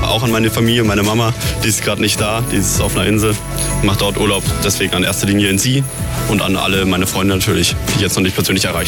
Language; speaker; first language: German; native; German